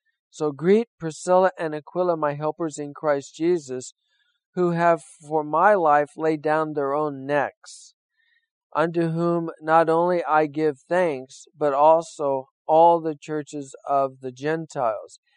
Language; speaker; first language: English; native; English